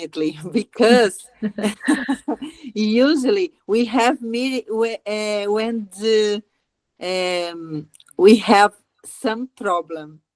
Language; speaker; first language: English; non-native, learner; Portuguese